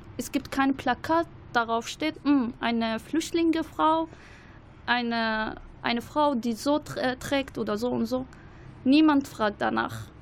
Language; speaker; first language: German; non-native, learner; Arabic